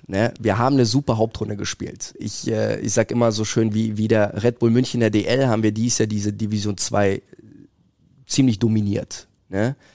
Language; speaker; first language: German; native; German